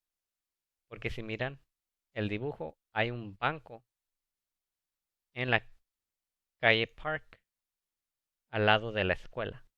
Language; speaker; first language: Spanish; early bilingual, heritage; Spanish